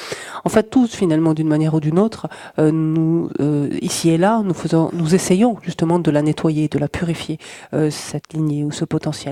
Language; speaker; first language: French; native; French